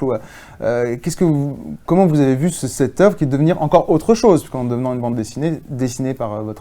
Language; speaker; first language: French; native; French